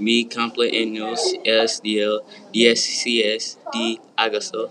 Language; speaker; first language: Spanish; non-native, learner; English